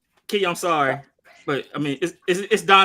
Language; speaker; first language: English; native; English